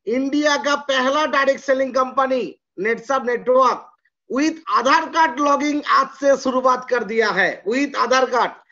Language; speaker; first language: Hindi; non-native, local second language; Bangla